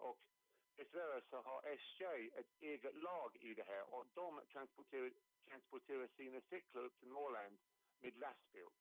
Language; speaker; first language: Swedish; non-native, fluent; English